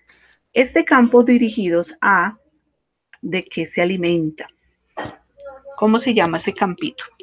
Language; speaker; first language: Spanish; native; Spanish